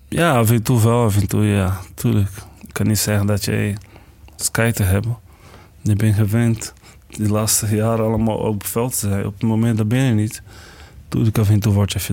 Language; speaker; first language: Dutch; non-native, learner; Portuguese